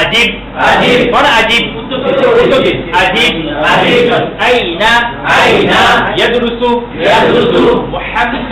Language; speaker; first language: Arabic; non-native, fluent; Bangla